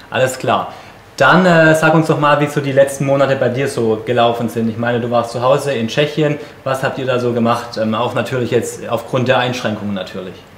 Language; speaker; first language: German; native; German